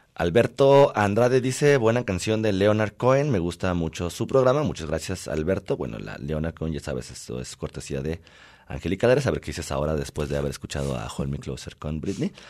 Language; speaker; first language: Spanish; native; Spanish